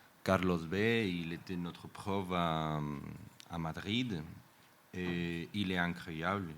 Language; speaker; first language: French; non-native, fluent; Spanish